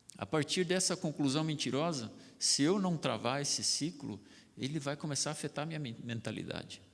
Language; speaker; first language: Portuguese; non-native, local second language; German